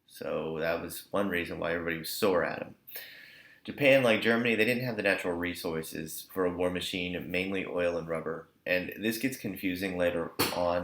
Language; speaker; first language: English; native; English